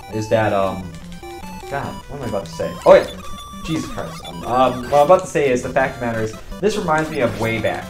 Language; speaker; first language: English; native; English